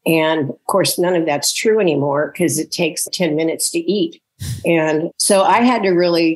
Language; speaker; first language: English; native; English